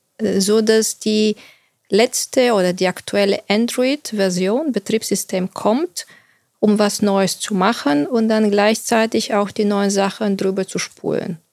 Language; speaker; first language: German; non-native, fluent; Bulgarian